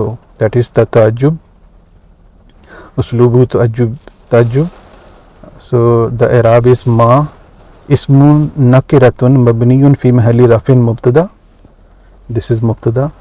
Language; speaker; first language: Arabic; non-native, fluent; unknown